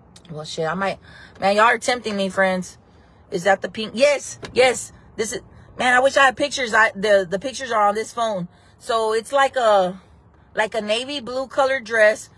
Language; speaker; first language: English; early bilingual, other home language; Spanish